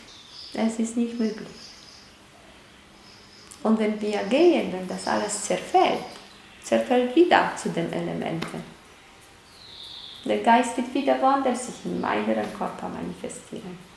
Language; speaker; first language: German; non-native, fluent; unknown